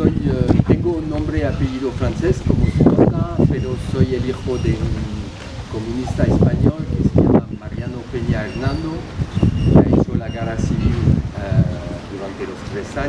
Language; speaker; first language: Spanish; early bilingual, heritage; French